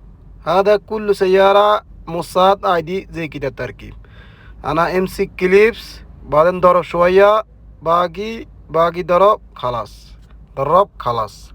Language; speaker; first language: Arabic; non-native, learner; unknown